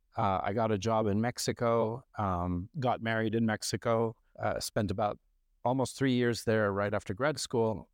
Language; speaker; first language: English; non-native, fluent; French